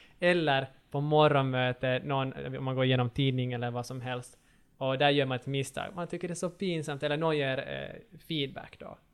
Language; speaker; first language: Swedish; native; Swedish